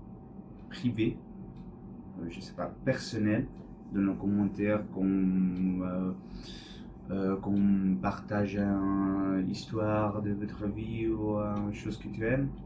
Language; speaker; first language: French; non-native, learner; English